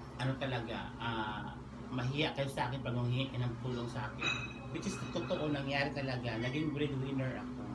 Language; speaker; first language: Filipino; non-native, local second language; Cebuano